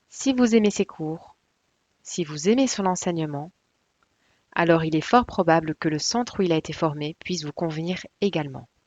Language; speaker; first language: French; native; French